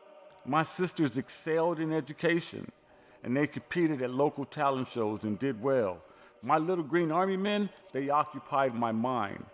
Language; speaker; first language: English; native; English